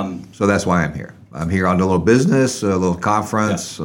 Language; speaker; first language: English; native; English